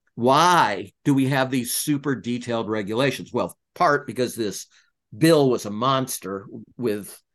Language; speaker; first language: English; native; English